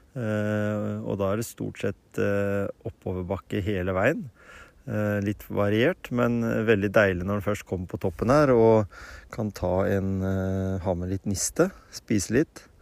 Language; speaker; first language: Norwegian; native; Norwegian